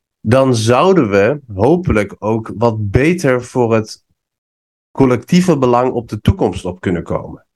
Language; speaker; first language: Dutch; non-native, fluent; Persian